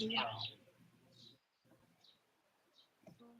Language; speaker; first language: English; non-native, learner; Hindi